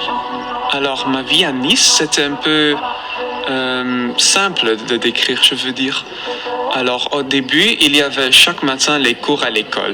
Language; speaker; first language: French; non-native, fluent; Dutch